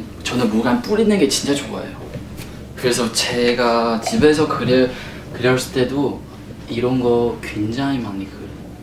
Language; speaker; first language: Korean; non-native, fluent; Chinese